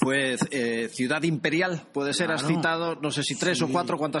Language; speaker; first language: Spanish; native; Spanish